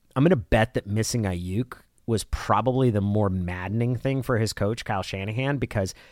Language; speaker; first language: English; native; English